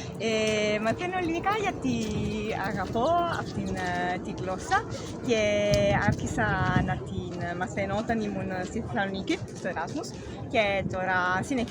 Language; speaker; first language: Greek; non-native, learner; Italian